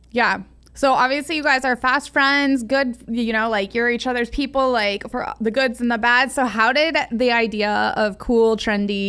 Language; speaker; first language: English; native; English